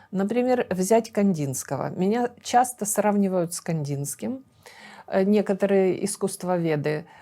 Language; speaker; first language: Russian; native; Russian